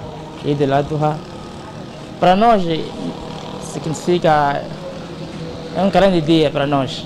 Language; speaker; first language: Portuguese; non-native, local second language; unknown